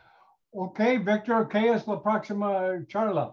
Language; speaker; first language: Spanish; non-native, learner; English